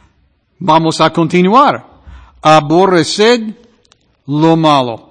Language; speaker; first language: Spanish; non-native, fluent; English